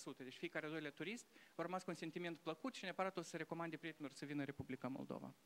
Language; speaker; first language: Romanian; non-native, local second language; Russian